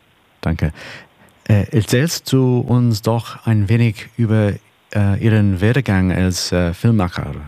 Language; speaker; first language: German; non-native, learner; English